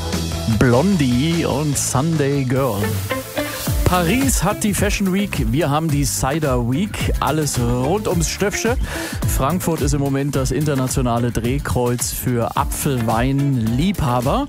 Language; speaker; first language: German; native; German